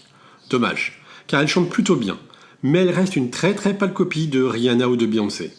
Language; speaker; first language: French; native; French